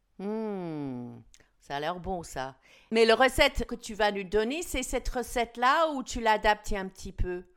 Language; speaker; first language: French; non-native, fluent; English